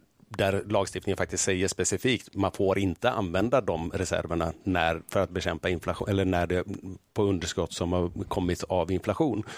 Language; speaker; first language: Swedish; native; Swedish